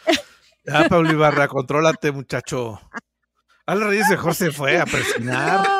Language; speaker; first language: Spanish; native; Spanish